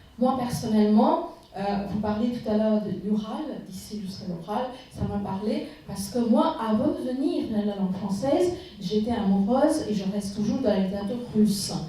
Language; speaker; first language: French; non-native, fluent; Bangla